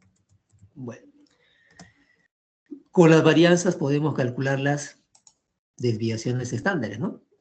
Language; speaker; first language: Spanish; native; Spanish